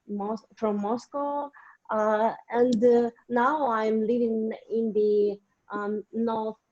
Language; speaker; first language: English; non-native, learner; Russian